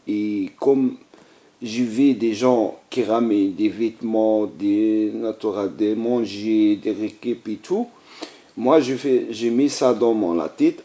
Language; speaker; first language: French; non-native, learner; Arabic